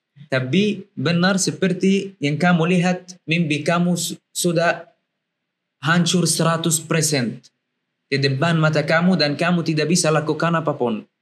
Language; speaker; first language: Indonesian; non-native, learner; Arabic